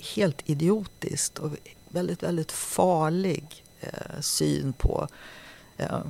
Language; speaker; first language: Swedish; native; Swedish